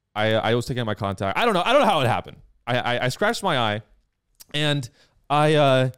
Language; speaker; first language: English; native; English